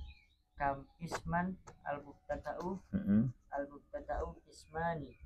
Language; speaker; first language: Arabic; non-native, learner; Indonesian